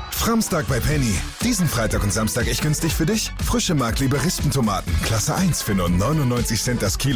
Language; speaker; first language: German; native; German